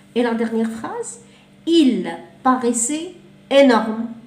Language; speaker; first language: French; non-native, local second language; Arabic